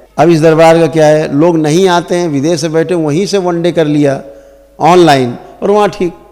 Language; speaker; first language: Hindi; native; Hindi